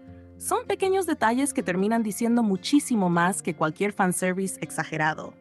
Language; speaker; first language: Spanish; native; Spanish